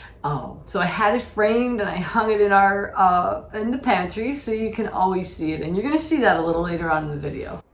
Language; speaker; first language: English; native; English